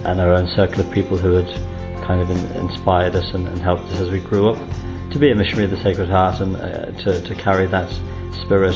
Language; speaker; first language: English; native; English